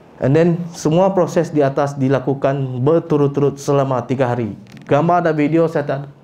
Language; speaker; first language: Malay; non-native, local second language; Iban